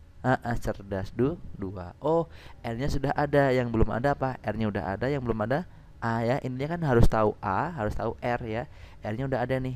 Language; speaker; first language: Indonesian; native; Indonesian